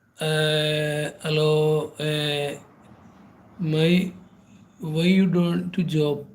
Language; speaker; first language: English; non-native, learner; Malayalam